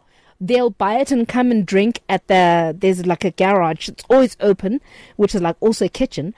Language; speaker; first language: English; non-native, local second language; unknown